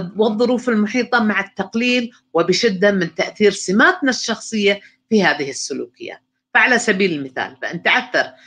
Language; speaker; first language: Arabic; native; Arabic